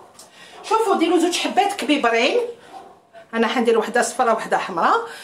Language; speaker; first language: Arabic; native; Arabic